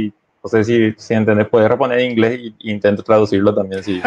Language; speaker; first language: Spanish; native; Spanish